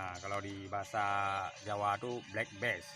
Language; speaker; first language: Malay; non-native, local second language; Achinese